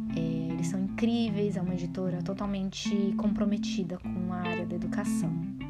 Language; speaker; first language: Portuguese; native; Portuguese